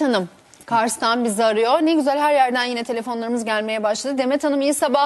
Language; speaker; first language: Turkish; native; Turkish